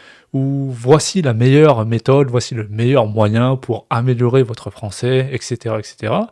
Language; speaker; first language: French; native; French